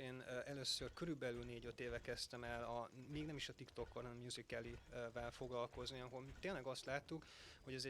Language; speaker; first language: Hungarian; native; Hungarian